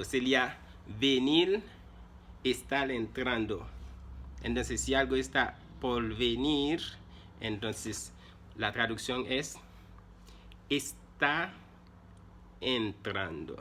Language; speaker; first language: Spanish; non-native, fluent; Haitian Creole